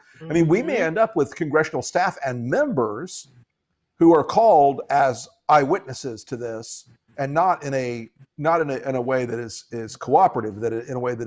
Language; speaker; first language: English; native; English